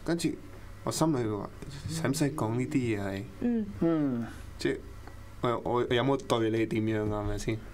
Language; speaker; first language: Cantonese; early bilingual, other home language; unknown